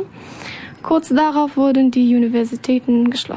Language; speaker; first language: German; non-native, learner; Persian